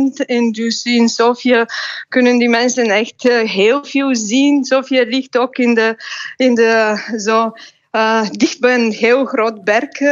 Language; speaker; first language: Dutch; non-native, fluent; Bulgarian